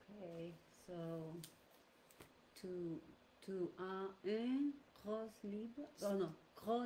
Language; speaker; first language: French; non-native, learner; English